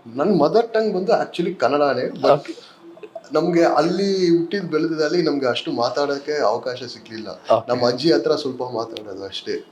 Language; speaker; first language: Kannada; non-native, local second language; English